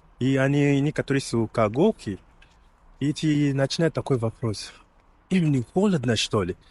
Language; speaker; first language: Russian; non-native, learner; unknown